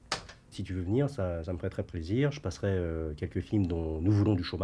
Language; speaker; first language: French; native; French